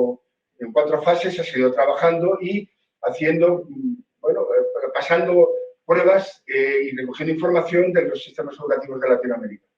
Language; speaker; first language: Spanish; native; Spanish